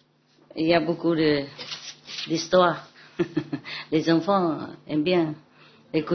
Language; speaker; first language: French; non-native, learner; Vietnamese